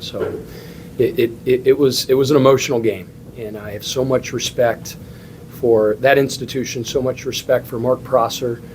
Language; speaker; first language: English; native; English